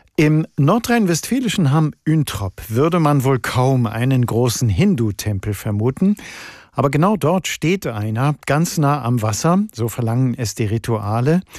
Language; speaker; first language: German; native; German